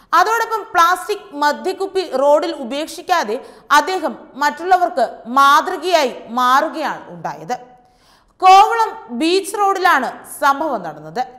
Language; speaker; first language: Malayalam; native; Malayalam